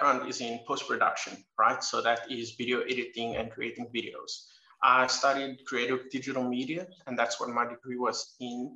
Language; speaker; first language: English; native; English